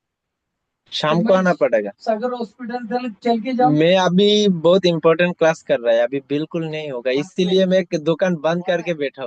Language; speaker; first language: Hindi; non-native, local second language; Bangla